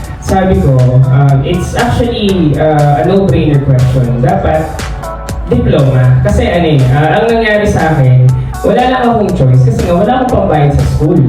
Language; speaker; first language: Filipino; non-native, local second language; Bikol